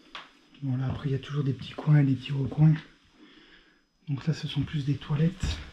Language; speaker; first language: French; native; French